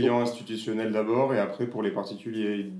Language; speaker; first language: French; native; French